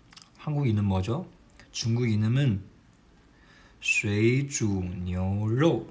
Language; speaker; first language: Korean; non-native, fluent; Chinese